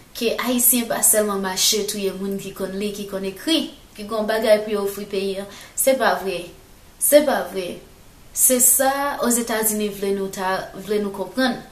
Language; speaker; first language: Haitian Creole; native; Haitian Creole